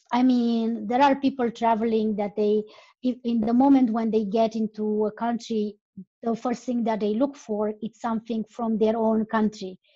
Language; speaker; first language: English; non-native, fluent; Romanian